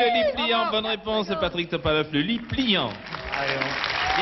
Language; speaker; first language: French; native; French